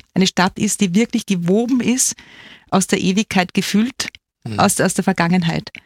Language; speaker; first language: German; native; German